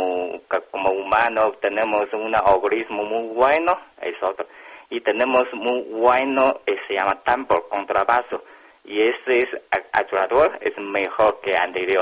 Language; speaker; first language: Spanish; non-native, learner; Chinese